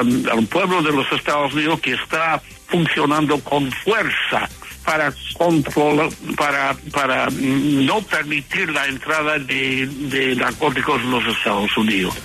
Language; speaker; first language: Spanish; non-native, fluent; English